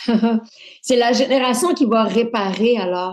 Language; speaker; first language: French; native; French